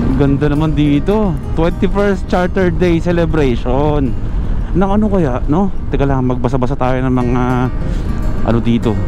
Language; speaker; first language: Filipino; non-native, local second language; Aklanon